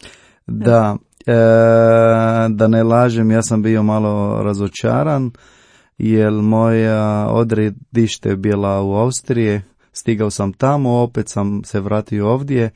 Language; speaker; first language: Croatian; non-native, learner; Arabic